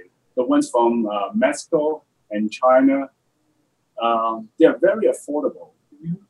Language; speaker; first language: English; non-native, local second language; Cantonese